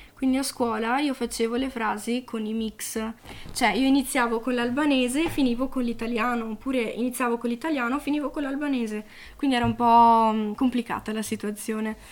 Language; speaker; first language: Italian; early bilingual, other home language; Albanian